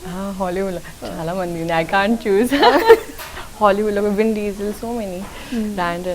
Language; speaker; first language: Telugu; non-native, local second language; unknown